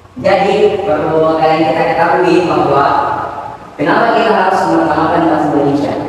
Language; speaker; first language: Indonesian; native; Indonesian